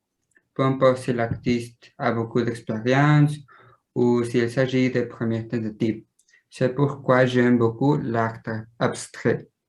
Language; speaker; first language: French; non-native, learner; Spanish